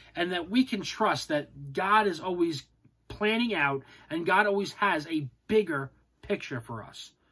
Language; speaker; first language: English; native; English